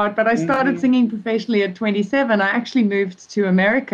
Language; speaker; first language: English; native; English